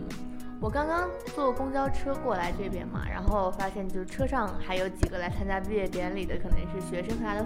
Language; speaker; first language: Chinese; native; Chinese